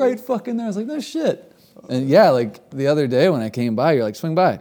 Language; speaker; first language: English; native; English